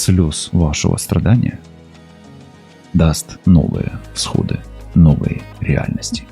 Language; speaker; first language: Russian; non-native, local second language; Ukrainian